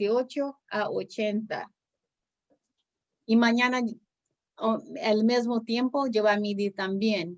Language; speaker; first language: Spanish; non-native, learner; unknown